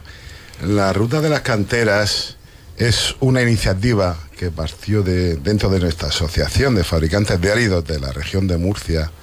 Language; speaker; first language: Spanish; native; Spanish